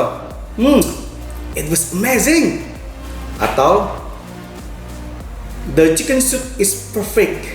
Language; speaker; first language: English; non-native, fluent; Indonesian